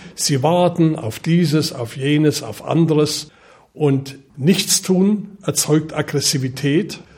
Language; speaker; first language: German; native; German